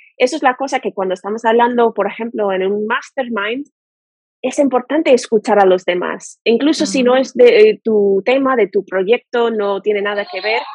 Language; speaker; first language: Spanish; non-native, fluent; English